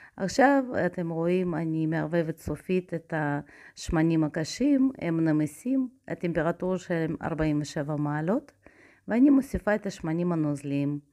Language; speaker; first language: Hebrew; non-native, fluent; Russian